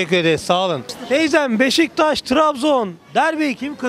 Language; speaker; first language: Turkish; native; Turkish